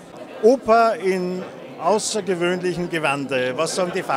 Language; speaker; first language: German; native; German